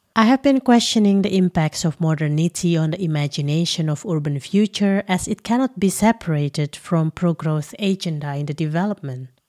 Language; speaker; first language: English; non-native, fluent; Indonesian